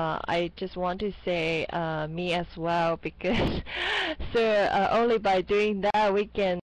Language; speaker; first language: English; non-native, fluent; Chinese